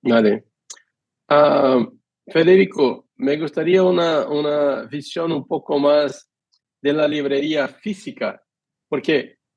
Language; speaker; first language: Spanish; non-native, fluent; Portuguese